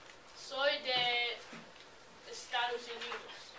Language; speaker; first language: Spanish; non-native, learner; English